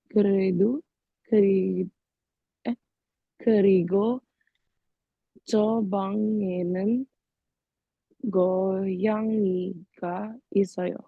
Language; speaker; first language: Korean; non-native, learner; Indonesian